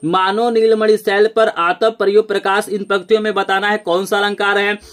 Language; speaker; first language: Hindi; native; Hindi